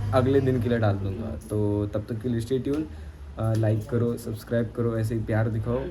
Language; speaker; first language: Hindi; non-native, local second language; Marathi